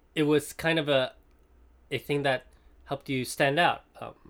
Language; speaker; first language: English; non-native, local second language; Cantonese